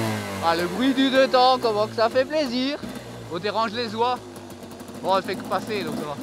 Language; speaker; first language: French; native; French